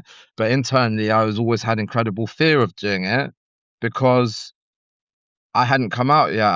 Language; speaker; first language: English; native; English